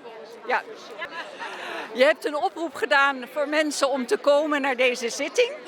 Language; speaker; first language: Dutch; native; Dutch